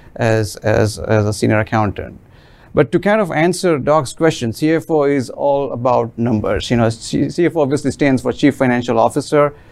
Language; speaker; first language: English; non-native, local second language; Gujarati